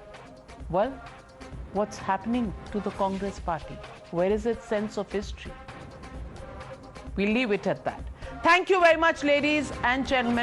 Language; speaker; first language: English; non-native, local second language; Hindi